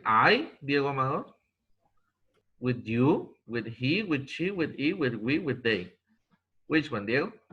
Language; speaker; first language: English; non-native, fluent; Spanish